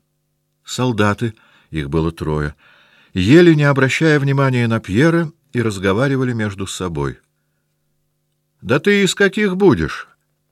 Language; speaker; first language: Russian; native; Russian